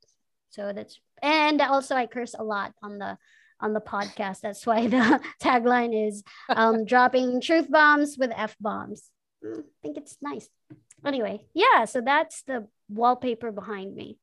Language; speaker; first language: English; non-native, local second language; Filipino